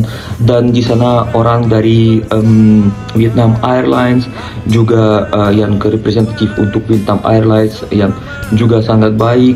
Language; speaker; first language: Indonesian; non-native, learner; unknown